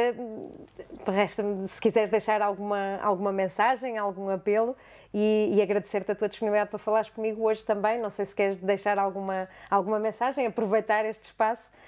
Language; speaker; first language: Portuguese; native; Portuguese